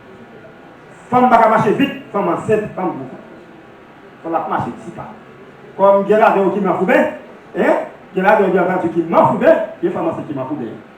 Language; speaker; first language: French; non-native, local second language; Haitian Creole